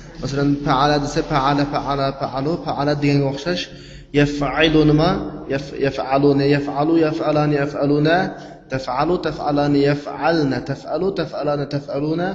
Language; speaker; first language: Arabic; non-native, fluent; Uyghur